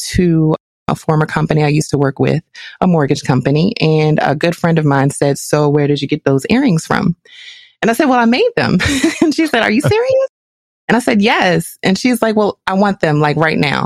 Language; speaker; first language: English; native; English